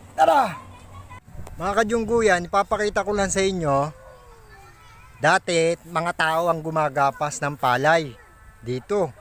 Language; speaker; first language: Filipino; native; Filipino